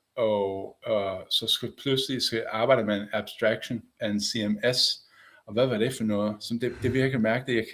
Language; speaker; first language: Danish; non-native, fluent; English